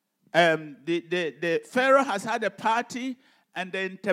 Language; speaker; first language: English; non-native, local second language; Hausa